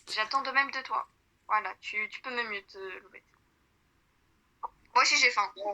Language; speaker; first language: French; native; French